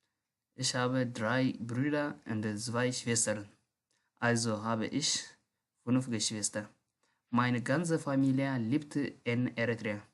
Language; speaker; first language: German; non-native, learner; Tigrinya